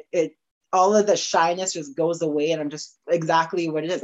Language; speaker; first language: English; native; English